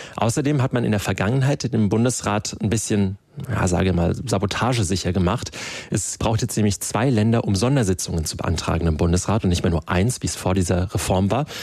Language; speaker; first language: German; native; German